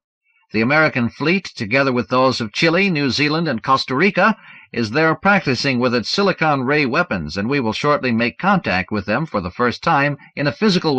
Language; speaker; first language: English; native; English